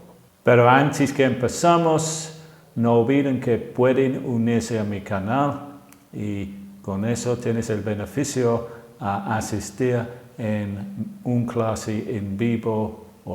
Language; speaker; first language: Spanish; non-native, fluent; English